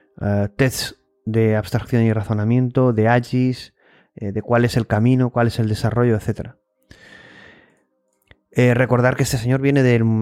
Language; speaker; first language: Spanish; native; Spanish